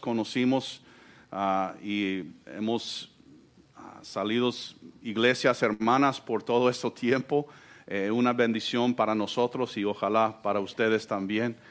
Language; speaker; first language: Spanish; non-native, fluent; English